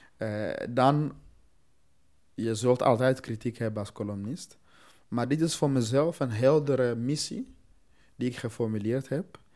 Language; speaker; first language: Dutch; non-native, fluent; Swahili